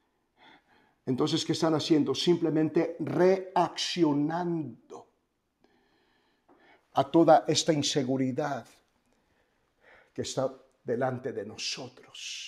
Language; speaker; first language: Spanish; native; Spanish